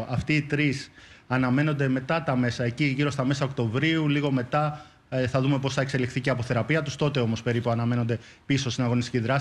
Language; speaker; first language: Greek; native; Greek